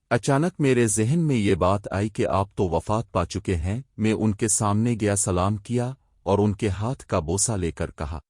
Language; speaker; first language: Urdu; native; Urdu